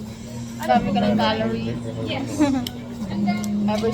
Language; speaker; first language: Filipino; non-native, local second language; Cebuano